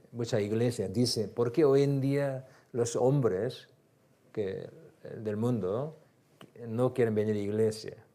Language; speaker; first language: Spanish; non-native, learner; Korean